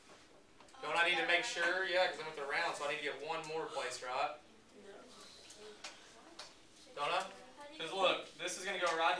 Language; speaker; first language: English; native; English